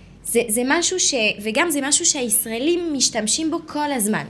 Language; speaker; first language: Hebrew; non-native, fluent; French